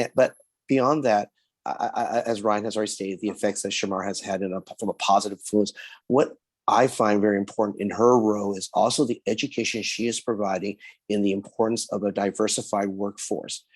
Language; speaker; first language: English; early bilingual, other home language; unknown